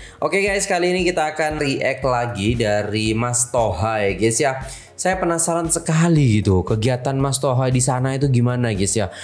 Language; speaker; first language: Indonesian; native; Indonesian